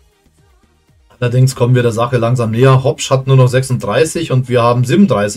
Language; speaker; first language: German; native; German